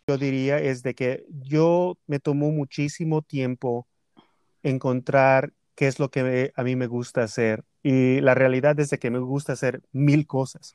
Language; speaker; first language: Spanish; early bilingual, other home language; English